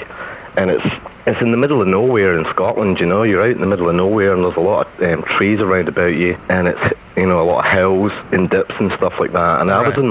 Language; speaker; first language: English; native; English